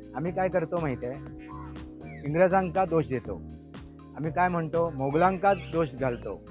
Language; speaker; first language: Marathi; non-native, local second language; Konkani